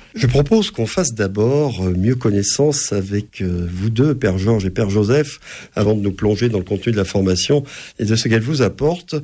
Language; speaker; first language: French; native; French